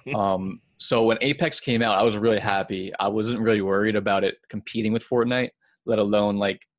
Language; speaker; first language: English; native; English